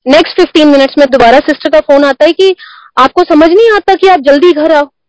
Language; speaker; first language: Hindi; non-native, local second language; Punjabi